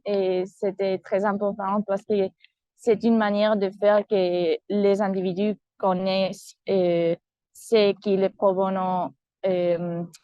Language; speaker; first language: French; non-native, fluent; Spanish